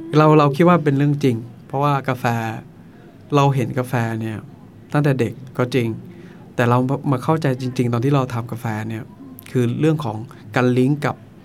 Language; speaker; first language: Thai; non-native, local second language; Akha